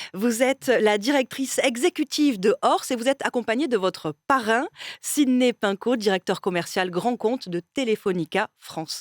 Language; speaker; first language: French; native; French